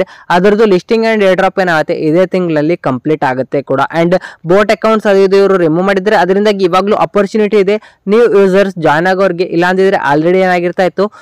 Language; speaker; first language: Kannada; native; Kannada